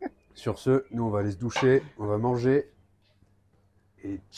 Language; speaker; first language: French; native; French